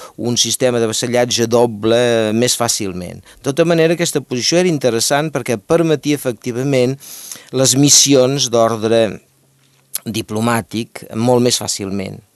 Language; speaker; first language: Catalan; native; Catalan